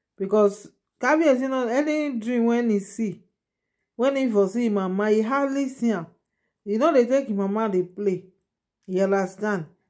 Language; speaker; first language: Nigerian Pidgin; non-native, local second language; Yoruba